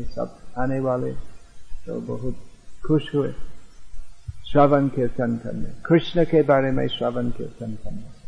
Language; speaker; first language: Hindi; non-native, fluent; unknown